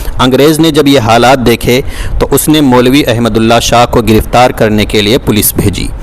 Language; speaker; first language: Urdu; native; Urdu